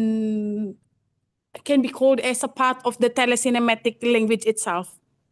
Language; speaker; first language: English; non-native, fluent; Indonesian